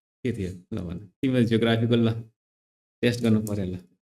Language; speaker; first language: Nepali; native; Nepali